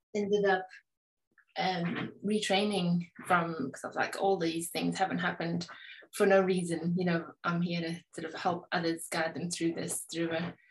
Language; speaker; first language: English; native; English